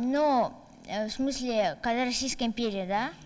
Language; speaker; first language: Russian; non-native, local second language; Tajik